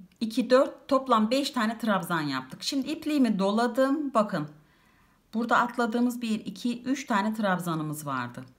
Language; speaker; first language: Turkish; native; Turkish